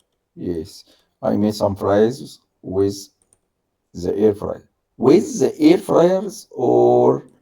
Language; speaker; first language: English; non-native, learner; Arabic